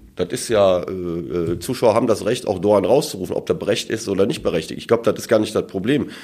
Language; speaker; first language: German; early bilingual, other home language; Turkish